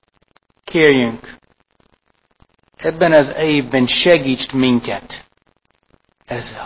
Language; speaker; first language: Hungarian; non-native, fluent; English